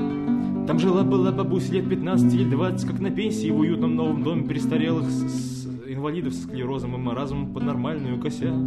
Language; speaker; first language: Russian; native; Russian